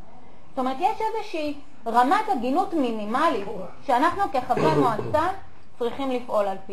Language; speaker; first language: Hebrew; native; Hebrew